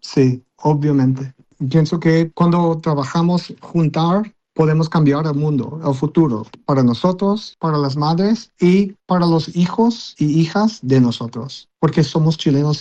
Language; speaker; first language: Spanish; non-native, learner; English